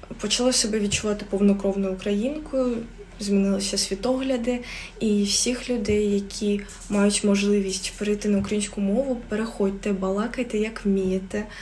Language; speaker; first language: Ukrainian; non-native, local second language; Russian